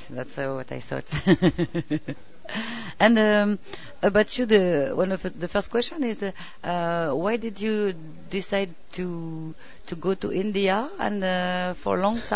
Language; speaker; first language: English; non-native, learner; French